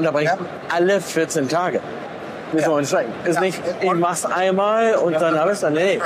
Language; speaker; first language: German; native; German